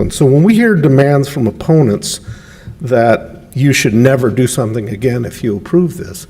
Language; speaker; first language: English; native; English